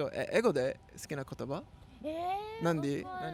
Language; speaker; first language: Japanese; non-native, learner; English